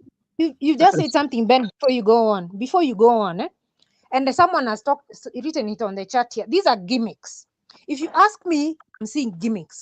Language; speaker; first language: English; non-native, local second language; Swahili